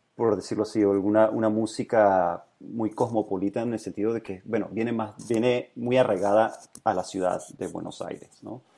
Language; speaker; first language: Spanish; native; Spanish